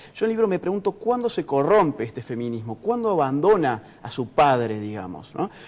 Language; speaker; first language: Spanish; native; Spanish